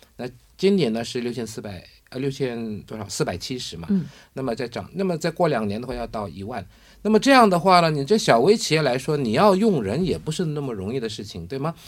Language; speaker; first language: Chinese; non-native, fluent; Korean